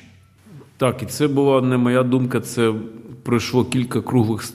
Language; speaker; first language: Polish; non-native, learner; Ukrainian